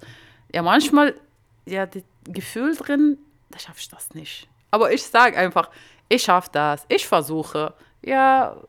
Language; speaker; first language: German; non-native, learner; Arabic